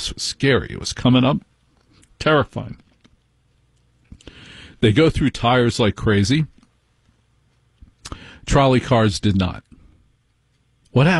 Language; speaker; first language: English; native; English